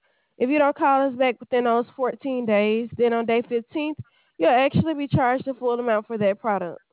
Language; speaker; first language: English; native; English